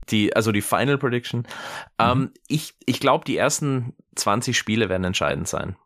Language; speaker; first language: German; early bilingual, other home language; English